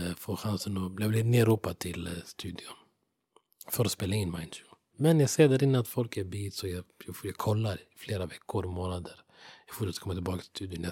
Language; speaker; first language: Swedish; non-native, fluent; English